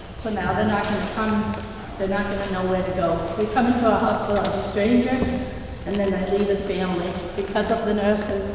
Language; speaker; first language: English; native; English